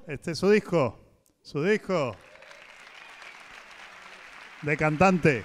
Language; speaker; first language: Spanish; native; Spanish